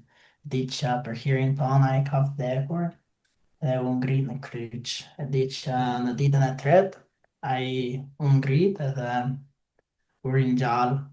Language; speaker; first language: Albanian; non-native, fluent; English